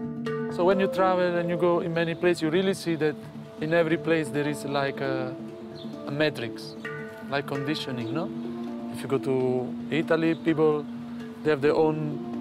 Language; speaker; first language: English; non-native, fluent; Italian